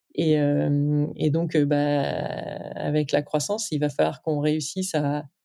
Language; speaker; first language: French; native; French